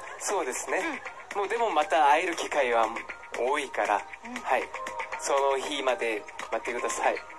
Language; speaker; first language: Japanese; non-native, learner; Korean